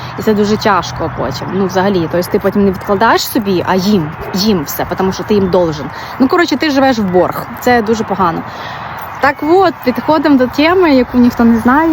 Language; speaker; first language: Ukrainian; non-native, local second language; Russian